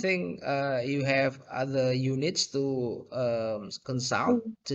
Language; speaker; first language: English; non-native, fluent; Indonesian